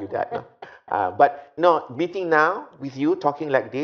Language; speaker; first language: English; non-native, local second language; Malay